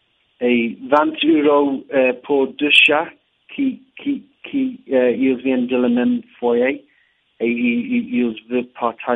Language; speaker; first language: French; non-native, learner; English